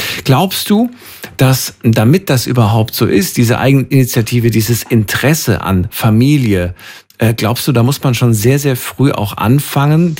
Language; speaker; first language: German; native; German